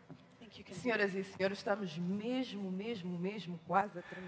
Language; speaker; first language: Portuguese; native; Portuguese